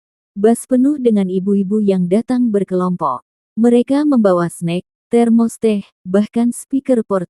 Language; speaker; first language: Indonesian; native; Indonesian